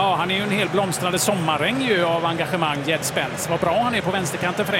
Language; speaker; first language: Swedish; native; Swedish